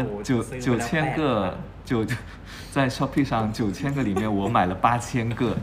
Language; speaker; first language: Chinese; non-native, fluent; Thai